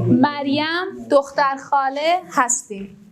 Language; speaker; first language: Persian; non-native, fluent; Urdu